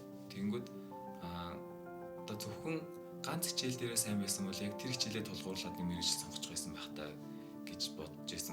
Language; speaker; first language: Mongolian; native; Mongolian